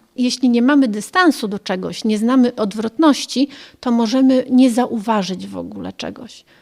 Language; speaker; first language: Polish; native; Polish